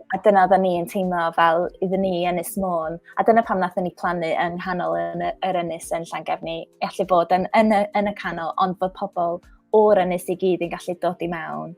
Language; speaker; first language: Welsh; non-native, local second language; English